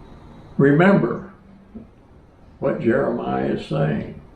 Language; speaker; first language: English; native; English